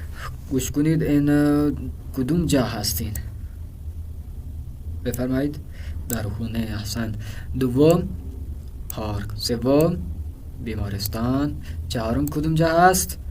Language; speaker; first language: Persian; non-native, fluent; Urdu